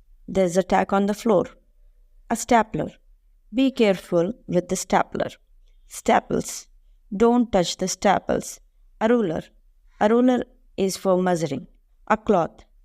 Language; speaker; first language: English; non-native, local second language; Telugu